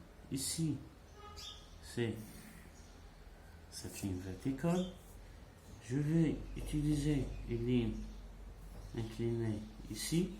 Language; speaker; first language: French; non-native, local second language; Arabic